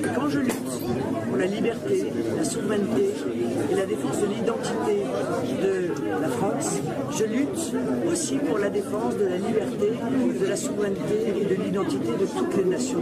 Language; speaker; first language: French; native; French